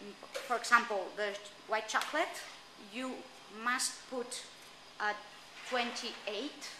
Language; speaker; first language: English; non-native, learner; Spanish